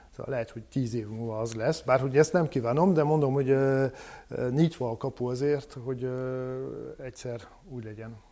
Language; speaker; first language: Hungarian; non-native, fluent; French